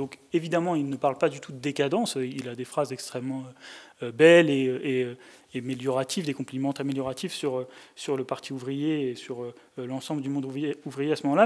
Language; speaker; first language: French; native; French